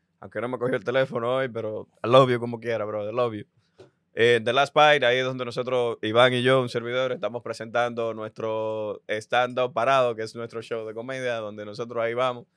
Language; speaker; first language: Spanish; native; Spanish